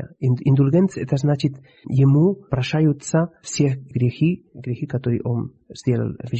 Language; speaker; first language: Russian; non-native, fluent; Spanish